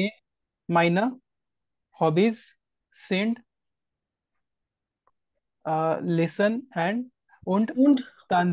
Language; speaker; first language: German; non-native, learner; Marathi